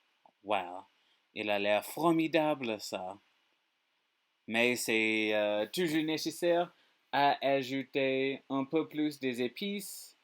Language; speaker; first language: French; non-native, learner; English